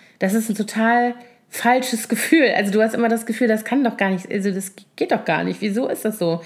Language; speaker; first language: German; native; German